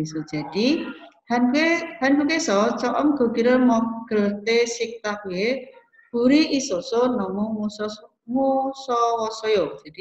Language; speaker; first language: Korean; non-native, learner; Indonesian